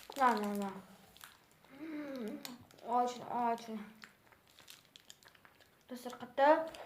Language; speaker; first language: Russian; non-native, local second language; Kazakh